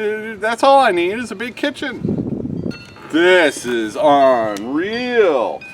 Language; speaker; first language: English; native; English